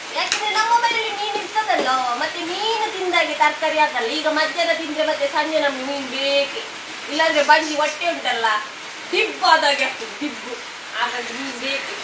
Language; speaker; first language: Kannada; non-native, local second language; Tulu